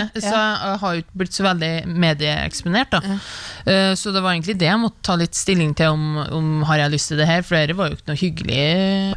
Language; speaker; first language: Norwegian; native; Norwegian